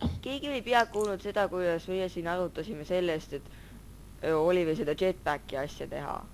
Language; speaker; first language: Estonian; native; Estonian